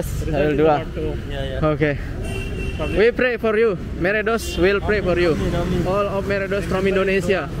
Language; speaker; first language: English; non-native, learner; Indonesian